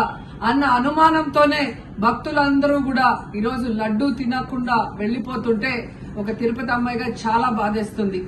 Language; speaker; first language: Telugu; native; Telugu